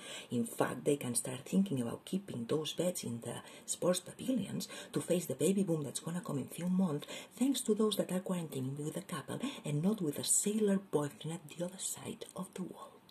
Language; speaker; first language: English; non-native, fluent; Catalan